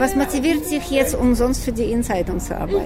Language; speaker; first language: German; non-native, fluent; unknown